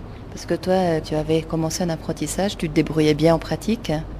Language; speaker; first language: French; native; French